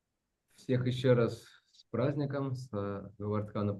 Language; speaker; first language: Russian; native; Russian